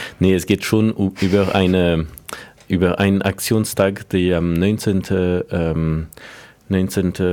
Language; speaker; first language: German; non-native, fluent; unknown